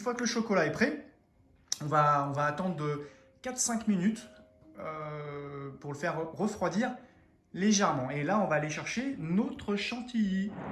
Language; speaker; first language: French; native; French